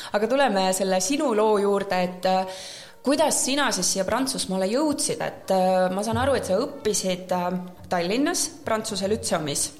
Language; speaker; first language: Estonian; native; Estonian